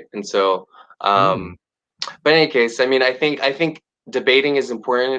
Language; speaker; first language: English; native; English